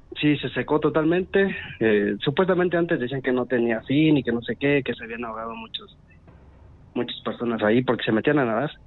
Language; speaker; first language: Spanish; native; Spanish